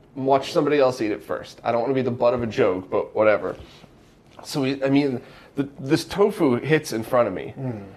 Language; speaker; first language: English; native; English